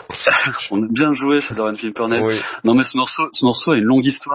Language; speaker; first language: French; native; French